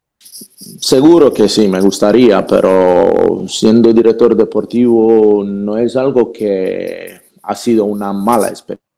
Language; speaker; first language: Spanish; non-native, fluent; Croatian